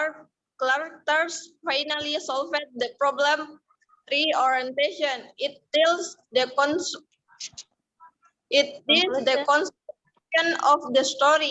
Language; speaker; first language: English; non-native, learner; Indonesian